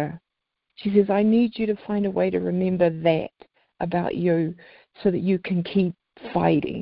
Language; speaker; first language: English; native; English